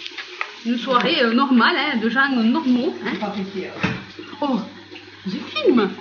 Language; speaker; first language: French; native; French